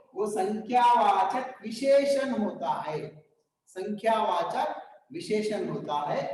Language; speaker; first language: Hindi; non-native, local second language; Telugu